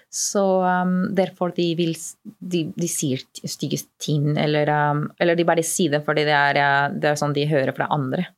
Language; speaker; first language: Norwegian; non-native, fluent; Spanish